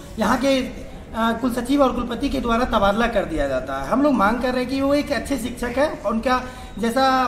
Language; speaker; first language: Hindi; native; Hindi